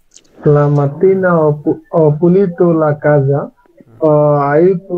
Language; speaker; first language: Italian; non-native, learner; Bangla